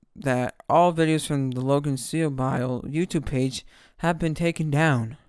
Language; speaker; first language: English; native; English